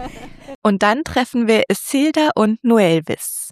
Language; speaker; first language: German; native; German